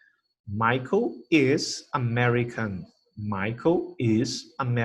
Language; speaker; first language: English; non-native, fluent; Portuguese